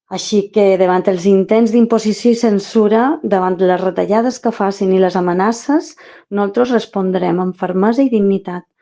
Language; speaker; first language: Catalan; non-native, local second language; Spanish